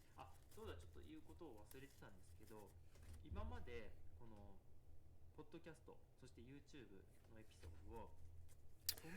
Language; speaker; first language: Japanese; native; Japanese